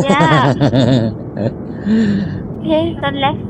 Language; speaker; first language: English; non-native, learner; Vietnamese